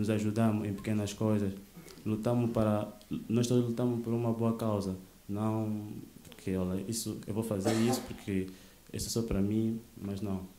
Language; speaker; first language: Portuguese; native; Portuguese